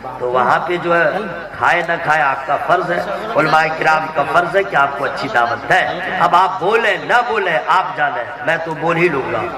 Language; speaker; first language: Urdu; native; Urdu